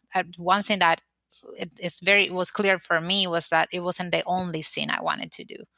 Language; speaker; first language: English; non-native, fluent; Spanish